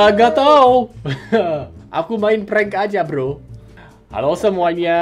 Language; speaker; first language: Indonesian; non-native, fluent; English